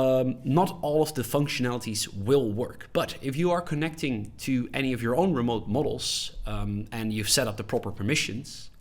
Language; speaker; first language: English; non-native, fluent; Dutch